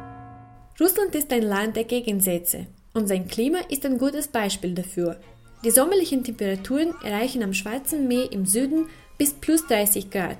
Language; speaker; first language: German; non-native, fluent; Russian